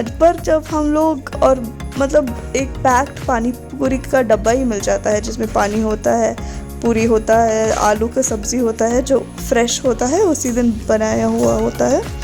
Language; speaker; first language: Hindi; non-native, local second language; Kannada